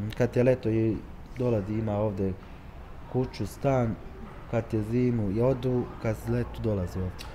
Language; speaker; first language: Croatian; early bilingual, heritage; Turkish